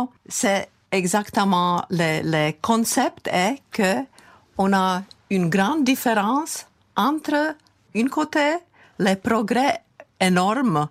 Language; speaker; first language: French; non-native, fluent; Czech